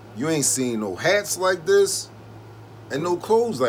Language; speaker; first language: English; native; English